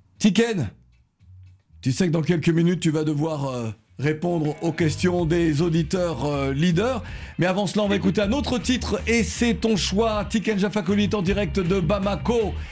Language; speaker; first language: French; native; French